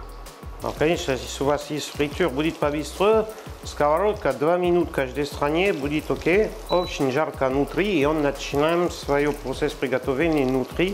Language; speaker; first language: Russian; non-native, learner; French